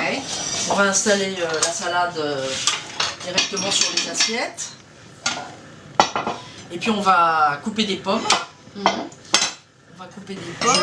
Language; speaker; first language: French; native; French